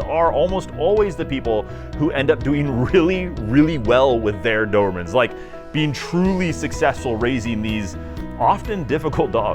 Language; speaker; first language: English; native; English